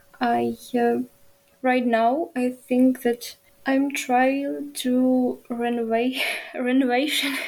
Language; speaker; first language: English; non-native, learner; Ukrainian